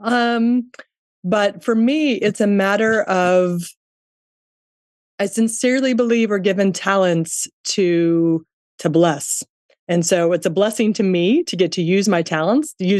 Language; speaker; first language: English; native; English